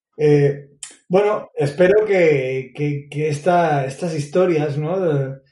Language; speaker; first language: Spanish; native; Spanish